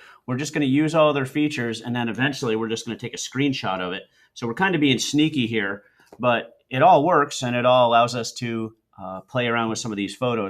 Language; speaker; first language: English; native; English